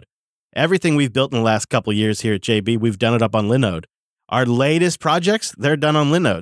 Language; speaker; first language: English; native; English